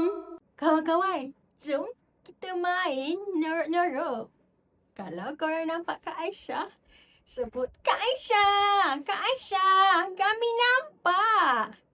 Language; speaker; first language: Malay; native; Malay